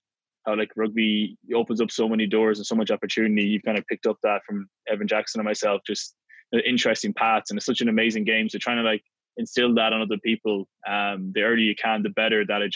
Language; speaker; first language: English; native; English